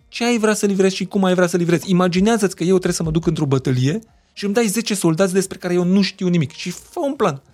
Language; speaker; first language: Romanian; non-native, local second language; Hungarian